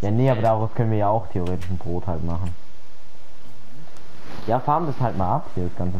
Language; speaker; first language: German; native; German